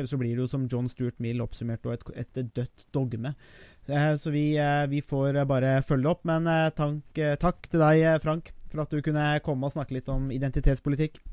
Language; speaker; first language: Norwegian; native; Norwegian